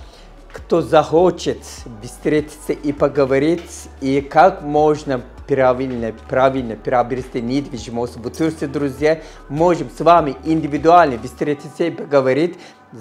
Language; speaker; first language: Russian; non-native, fluent; Turkish